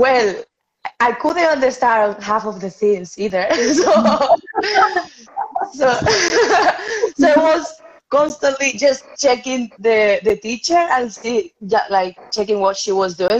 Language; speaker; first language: English; non-native, fluent; Spanish